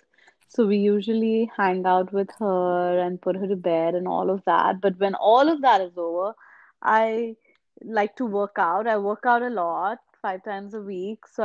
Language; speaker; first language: English; non-native, local second language; Hindi